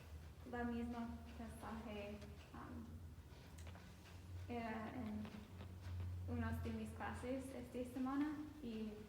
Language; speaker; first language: Spanish; non-native, learner; English